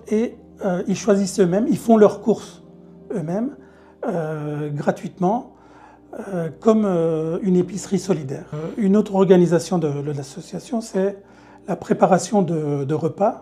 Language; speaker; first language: French; early bilingual, other home language; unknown